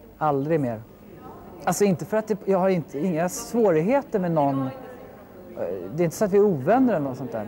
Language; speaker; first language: Swedish; native; Swedish